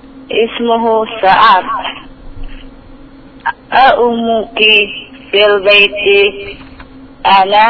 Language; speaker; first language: Arabic; non-native, learner; Indonesian